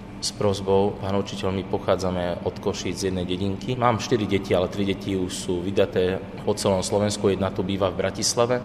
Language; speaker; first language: Slovak; native; Slovak